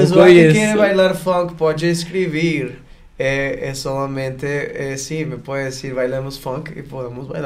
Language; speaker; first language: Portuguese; non-native, learner; Spanish